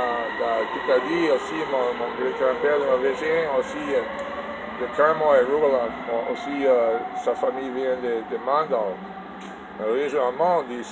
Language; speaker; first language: French; non-native, learner; English